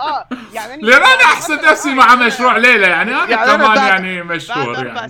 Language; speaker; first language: Arabic; native; Arabic